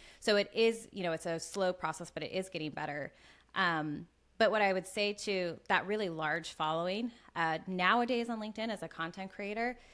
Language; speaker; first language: English; native; English